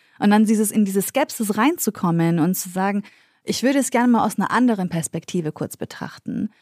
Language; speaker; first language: German; early bilingual, other home language; Kurdish